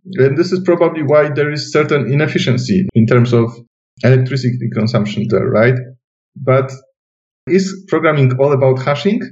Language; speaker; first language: English; non-native, fluent; Polish